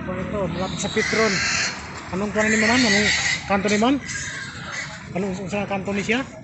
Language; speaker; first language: Filipino; non-native, local second language; Cebuano